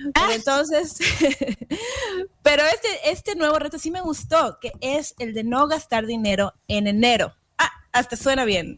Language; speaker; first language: Spanish; native; Spanish